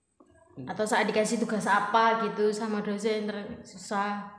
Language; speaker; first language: Indonesian; non-native, local second language; Javanese